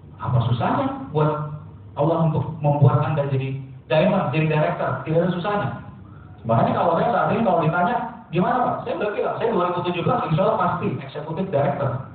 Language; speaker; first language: Indonesian; native; Indonesian